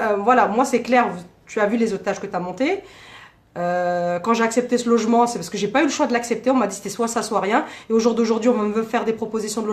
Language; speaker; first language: French; native; French